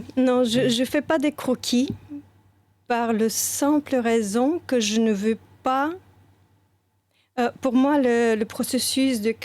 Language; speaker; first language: French; non-native, fluent; Bulgarian